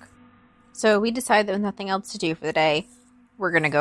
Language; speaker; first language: English; native; English